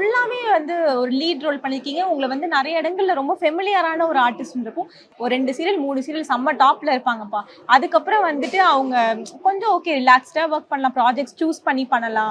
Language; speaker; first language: Tamil; native; Tamil